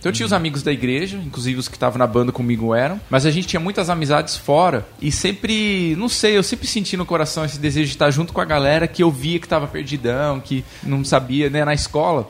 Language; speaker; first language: Portuguese; early bilingual, other home language; English